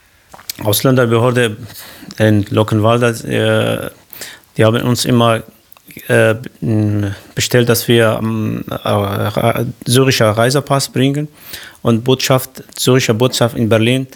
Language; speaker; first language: German; non-native, fluent; Arabic